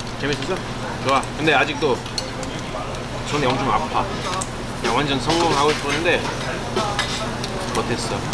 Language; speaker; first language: Korean; non-native, learner; English